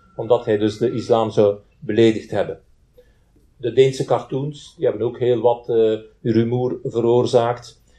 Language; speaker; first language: Dutch; native; Dutch